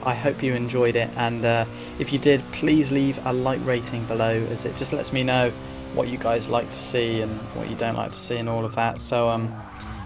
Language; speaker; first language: English; native; English